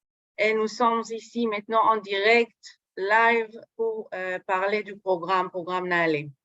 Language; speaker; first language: French; non-native, fluent; Hebrew